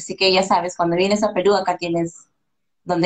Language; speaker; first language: Spanish; native; Spanish